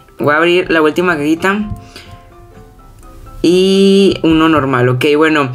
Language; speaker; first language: Spanish; native; Spanish